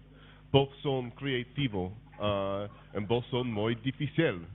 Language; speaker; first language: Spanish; non-native, learner; English